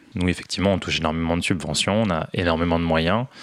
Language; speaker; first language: French; native; French